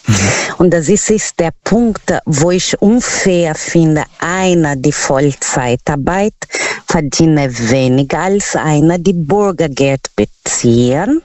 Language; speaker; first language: German; non-native, learner; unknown